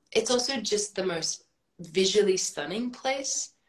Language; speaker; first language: English; native; English